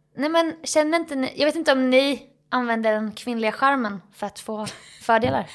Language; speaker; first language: Swedish; native; Swedish